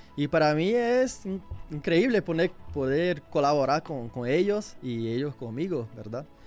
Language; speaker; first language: Spanish; non-native, learner; Portuguese